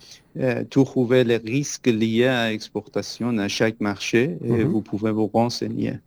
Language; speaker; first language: French; non-native, fluent; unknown